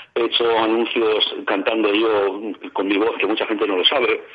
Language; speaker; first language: Spanish; native; Spanish